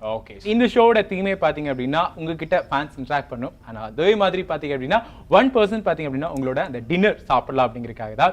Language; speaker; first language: Tamil; native; Tamil